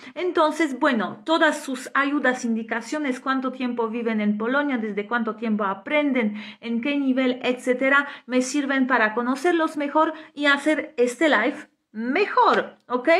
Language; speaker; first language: Spanish; non-native, fluent; Polish